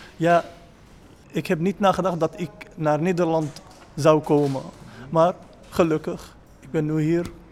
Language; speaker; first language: Dutch; non-native, learner; Arabic